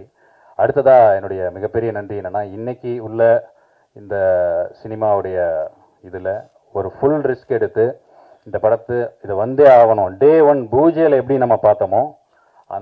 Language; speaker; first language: Tamil; native; Tamil